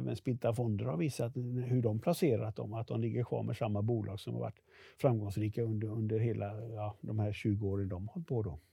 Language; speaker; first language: Swedish; native; Swedish